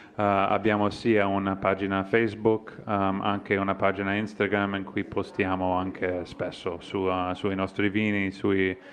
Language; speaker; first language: Italian; non-native, fluent; English